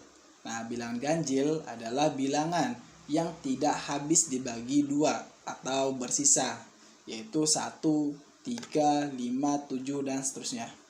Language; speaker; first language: Indonesian; native; Indonesian